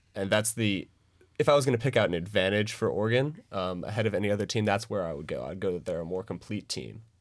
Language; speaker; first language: English; native; English